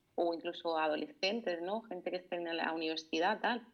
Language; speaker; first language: Spanish; native; Spanish